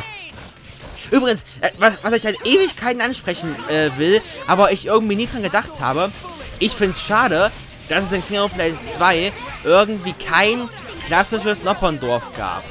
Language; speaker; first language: German; native; German